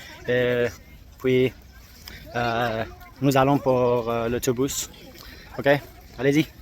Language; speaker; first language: French; non-native, learner; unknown